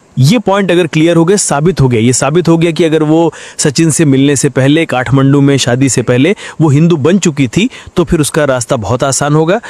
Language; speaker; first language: Hindi; native; Hindi